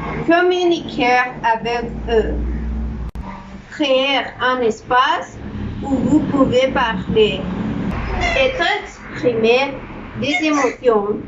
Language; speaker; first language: French; non-native, learner; Spanish